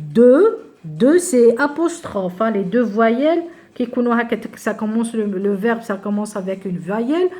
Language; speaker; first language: French; non-native, local second language; Arabic